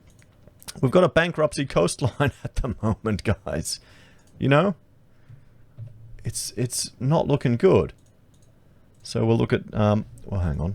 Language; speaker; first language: English; native; English